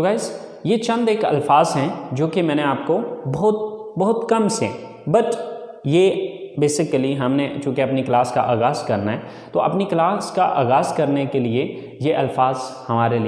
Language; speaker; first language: Urdu; native; Urdu